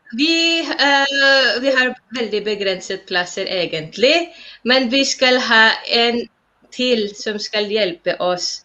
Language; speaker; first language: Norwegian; non-native, fluent; Filipino